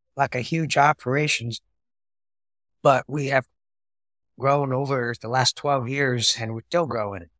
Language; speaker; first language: English; non-native, fluent; Vietnamese